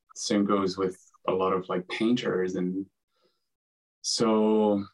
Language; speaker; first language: English; non-native, fluent; Finnish